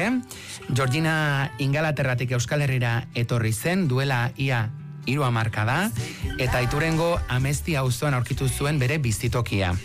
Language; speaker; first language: Basque; native; Basque